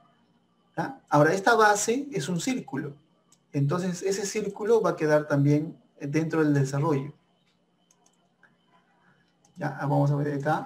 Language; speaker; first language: Spanish; native; Spanish